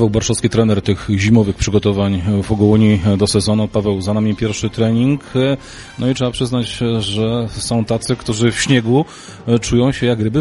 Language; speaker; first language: Polish; native; Polish